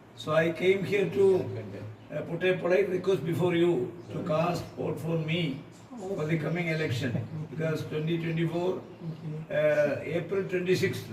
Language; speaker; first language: English; non-native, local second language; Malayalam